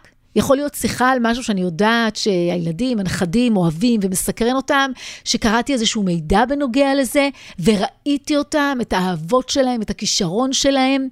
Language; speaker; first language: Hebrew; native; Hebrew